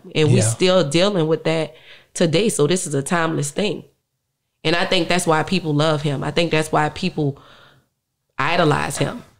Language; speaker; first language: English; native; English